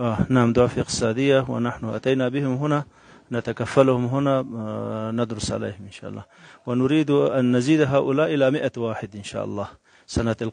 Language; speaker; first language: Arabic; non-native, fluent; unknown